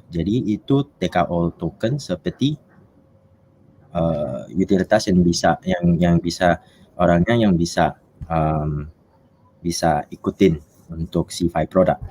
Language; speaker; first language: Indonesian; non-native, fluent; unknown